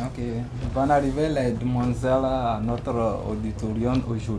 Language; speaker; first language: French; non-native, learner; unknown